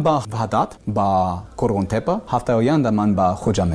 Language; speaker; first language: Persian; non-native, learner; English